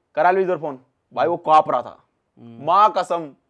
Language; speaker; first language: Hindi; native; Hindi